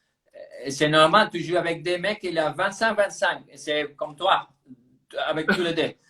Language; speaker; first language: French; non-native, fluent; Spanish